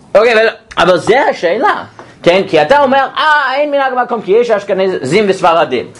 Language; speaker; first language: Hebrew; non-native, fluent; English